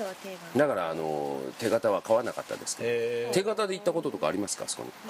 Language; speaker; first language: Japanese; native; Japanese